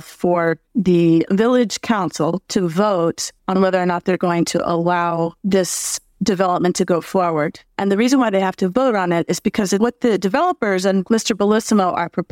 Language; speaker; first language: English; native; English